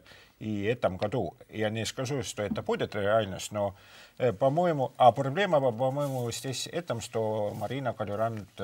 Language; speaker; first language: Russian; non-native, local second language; Estonian